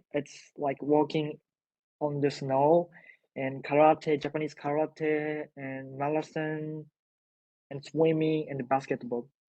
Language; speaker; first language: English; non-native, learner; Japanese